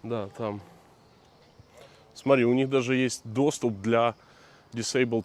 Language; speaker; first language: Russian; native; Russian